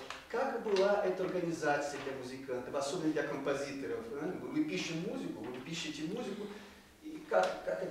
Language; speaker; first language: Russian; non-native, fluent; Portuguese